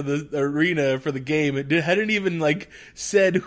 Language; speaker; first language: English; native; English